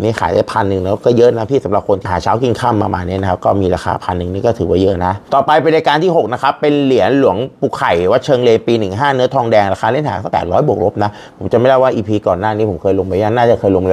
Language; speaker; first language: Thai; native; Thai